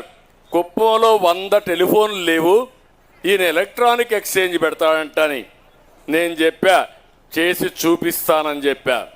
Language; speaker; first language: Telugu; native; Telugu